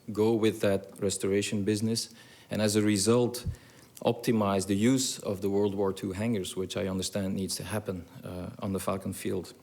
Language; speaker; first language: English; non-native, fluent; Dutch